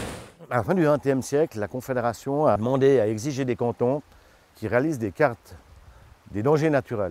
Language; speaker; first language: French; native; French